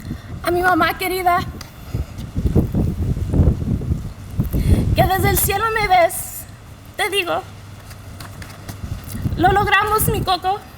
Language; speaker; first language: Spanish; early bilingual, heritage; Spanish